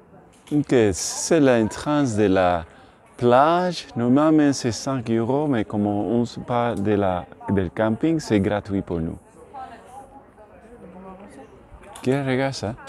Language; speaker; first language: French; non-native, learner; Spanish